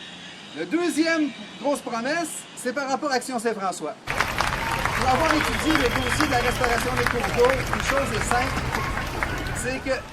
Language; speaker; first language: French; native; French